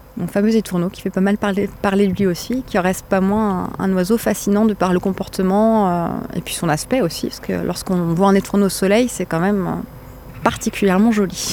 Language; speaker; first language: French; native; French